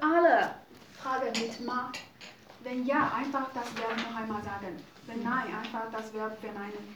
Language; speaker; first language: German; non-native, fluent; Chinese